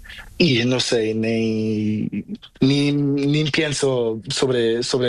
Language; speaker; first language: Spanish; non-native, learner; Portuguese